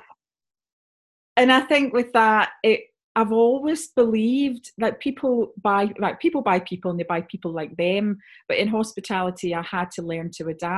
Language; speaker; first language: English; native; English